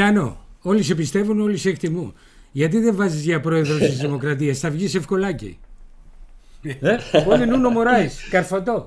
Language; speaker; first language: Greek; native; Greek